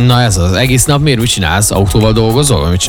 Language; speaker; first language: Hungarian; native; Hungarian